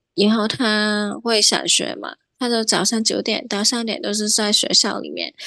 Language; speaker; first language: Chinese; non-native, fluent; Cantonese